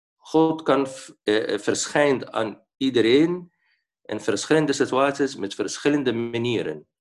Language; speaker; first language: Dutch; non-native, fluent; Arabic